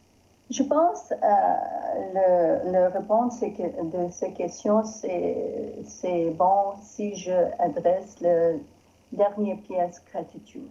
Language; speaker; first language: French; non-native, learner; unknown